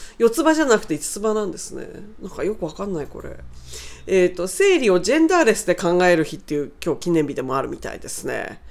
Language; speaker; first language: Japanese; native; Japanese